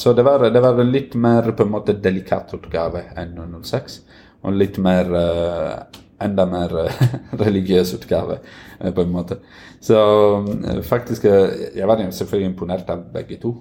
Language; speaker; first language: Norwegian; non-native, fluent; Italian